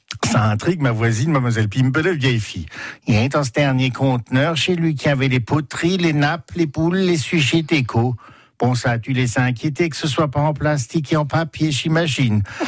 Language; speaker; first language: French; native; French